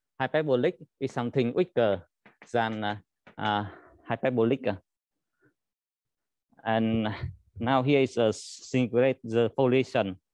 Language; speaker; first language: English; non-native, learner; Vietnamese